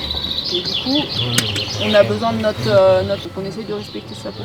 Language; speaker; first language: French; native; French